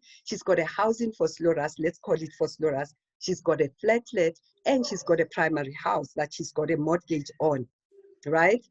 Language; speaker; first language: English; non-native, local second language; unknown